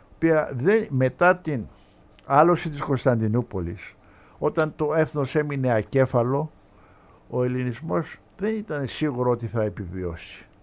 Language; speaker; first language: Greek; native; Greek